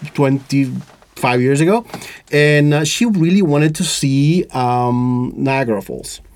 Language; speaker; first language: English; non-native, fluent; Spanish